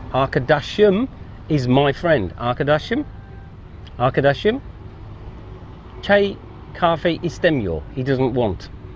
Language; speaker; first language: Turkish; non-native, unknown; English